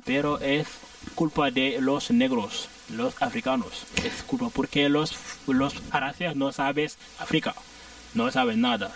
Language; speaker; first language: Spanish; non-native, learner; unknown